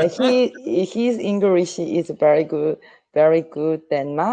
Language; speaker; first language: English; non-native, learner; Korean